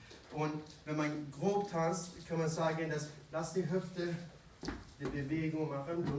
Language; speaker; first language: German; non-native, fluent; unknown